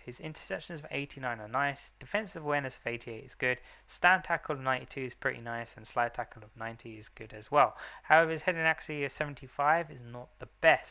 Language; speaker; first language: English; native; English